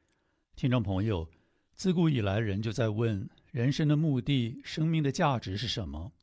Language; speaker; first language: Chinese; native; Chinese